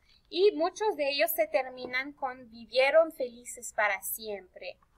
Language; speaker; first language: Spanish; early bilingual, heritage; Spanish